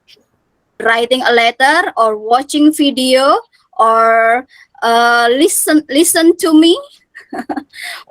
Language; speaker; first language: English; non-native, fluent; Indonesian